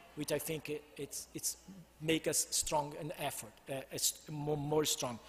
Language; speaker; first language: English; non-native, fluent; Portuguese